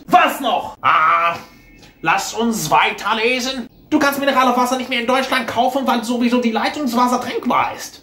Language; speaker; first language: German; non-native, fluent; Arabic